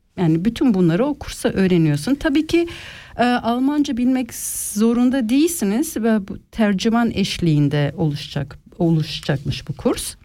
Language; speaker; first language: Turkish; early bilingual, heritage; Turkish